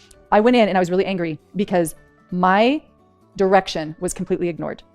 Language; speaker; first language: English; native; English